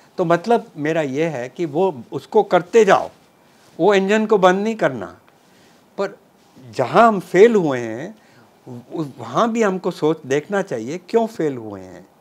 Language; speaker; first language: Hindi; non-native, local second language; Punjabi